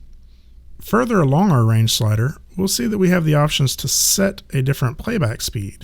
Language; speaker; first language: English; native; English